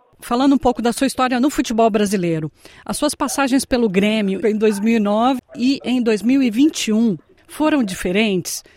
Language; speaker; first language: Portuguese; native; Portuguese